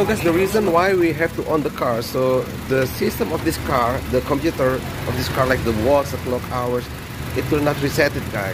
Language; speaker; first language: English; non-native, fluent; Indonesian